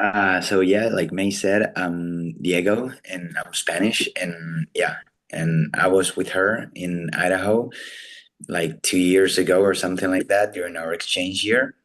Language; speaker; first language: English; non-native, fluent; Spanish